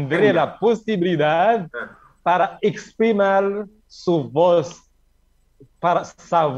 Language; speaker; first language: Spanish; non-native, learner; Haitian Creole